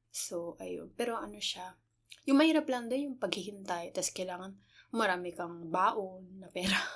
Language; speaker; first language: Filipino; native; Filipino